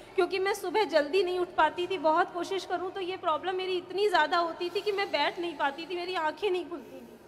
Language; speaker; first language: Hindi; native; Hindi